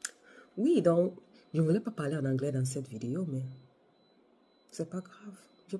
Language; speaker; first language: French; non-native, local second language; Igbo